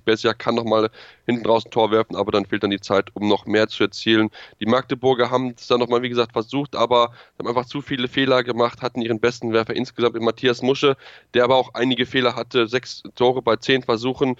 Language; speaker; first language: German; native; German